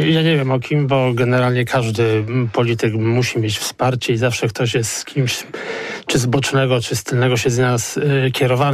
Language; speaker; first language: Polish; native; Polish